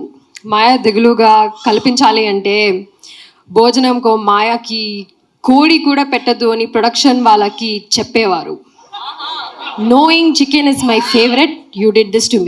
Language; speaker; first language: Telugu; non-native, learner; Malayalam